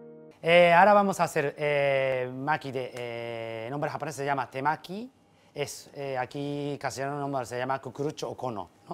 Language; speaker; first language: Spanish; non-native, learner; Japanese